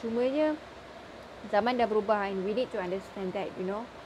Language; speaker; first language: English; non-native, local second language; Malay